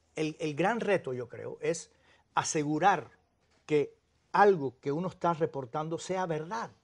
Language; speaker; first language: Spanish; early bilingual, heritage; Spanish